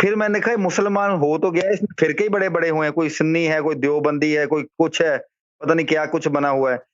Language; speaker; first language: Urdu; non-native, local second language; Punjabi